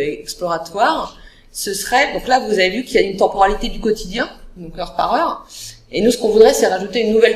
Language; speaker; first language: French; native; French